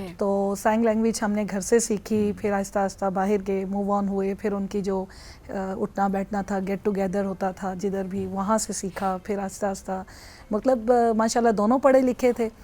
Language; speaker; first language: Urdu; non-native, local second language; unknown